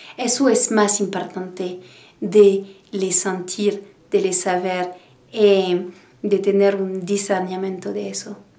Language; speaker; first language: Spanish; non-native, learner; French